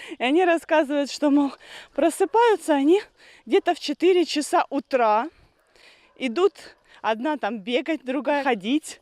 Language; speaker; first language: Russian; native; Russian